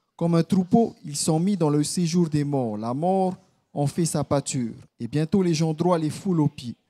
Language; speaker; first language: French; native; French